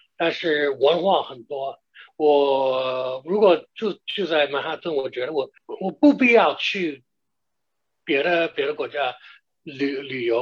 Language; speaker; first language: Chinese; non-native, fluent; English